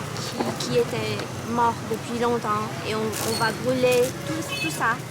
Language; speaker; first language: French; non-native, fluent; Vietnamese